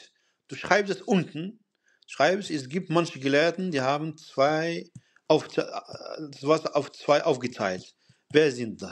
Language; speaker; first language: German; non-native, fluent; Arabic